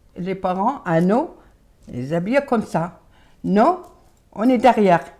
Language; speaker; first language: French; non-native, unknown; Arabic